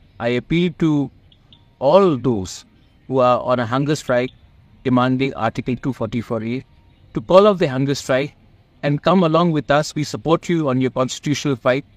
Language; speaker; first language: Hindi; non-native, local second language; Kok Borok